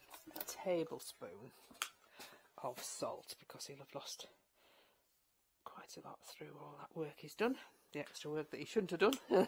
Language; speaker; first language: English; native; English